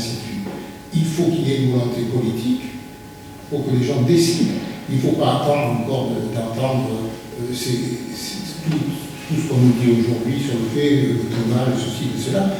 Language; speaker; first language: French; native; French